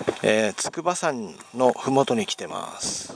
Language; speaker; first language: Japanese; native; Japanese